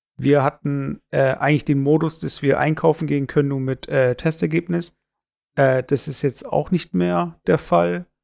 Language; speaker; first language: German; native; German